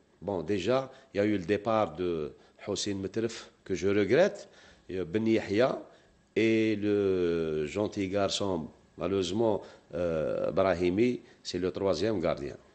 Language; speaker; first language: French; non-native, local second language; Arabic